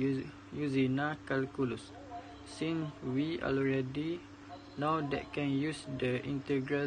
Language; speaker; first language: English; non-native, local second language; Malay